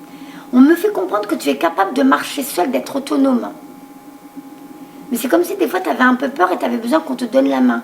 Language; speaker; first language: French; native; French